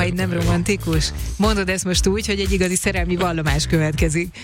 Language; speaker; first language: Hungarian; native; Hungarian